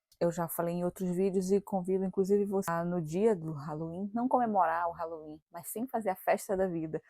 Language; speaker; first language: Portuguese; native; Portuguese